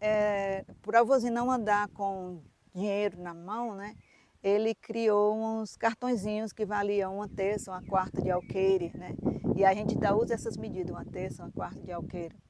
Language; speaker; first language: Portuguese; native; Portuguese